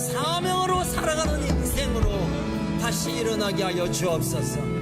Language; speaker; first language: Korean; native; Korean